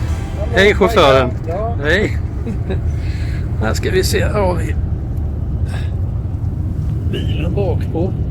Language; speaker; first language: Swedish; native; Swedish